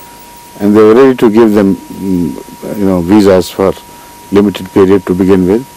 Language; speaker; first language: English; non-native, local second language; Urdu